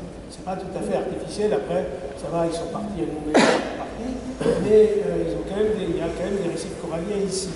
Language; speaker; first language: French; native; French